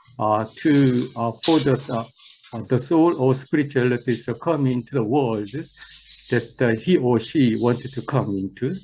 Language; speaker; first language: English; non-native, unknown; Korean